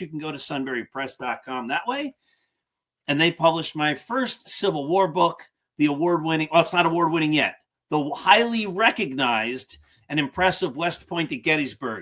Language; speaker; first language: English; native; English